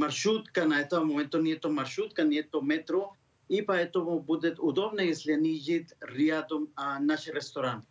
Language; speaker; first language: Russian; non-native, learner; Spanish